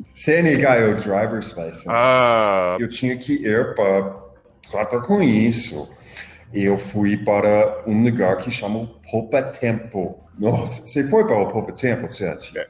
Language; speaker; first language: Portuguese; non-native, fluent; English